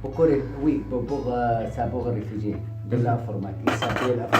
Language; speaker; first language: French; non-native, learner; Arabic